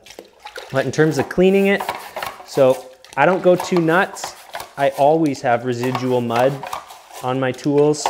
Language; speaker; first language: English; native; English